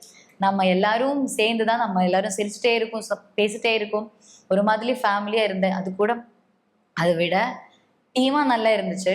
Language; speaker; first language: Tamil; non-native, learner; Malayalam